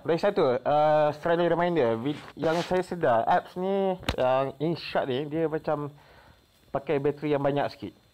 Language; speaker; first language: Malay; native; Malay